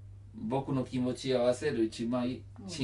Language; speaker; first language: Japanese; non-native, learner; Italian